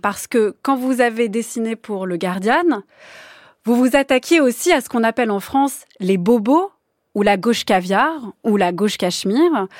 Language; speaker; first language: French; native; French